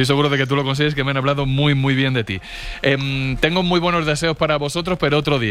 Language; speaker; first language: Spanish; native; Spanish